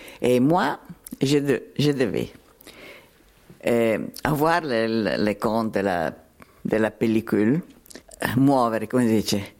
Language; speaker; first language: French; non-native, learner; Italian